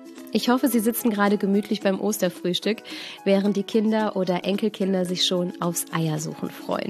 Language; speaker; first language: German; native; German